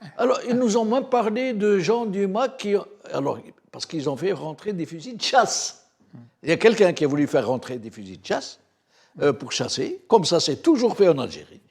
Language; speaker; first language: French; non-native, local second language; Arabic